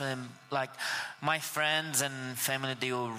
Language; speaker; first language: English; non-native, fluent; Portuguese